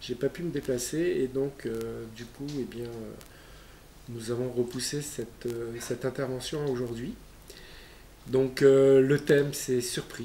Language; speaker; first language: French; native; French